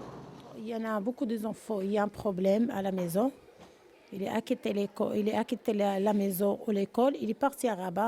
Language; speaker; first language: French; non-native, learner; Arabic